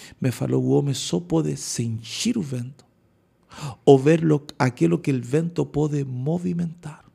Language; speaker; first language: Portuguese; non-native, fluent; Spanish